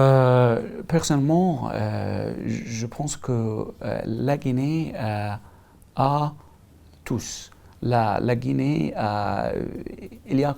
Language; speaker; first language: French; non-native, learner; Arabic